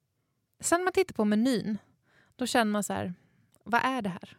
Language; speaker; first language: Swedish; native; Swedish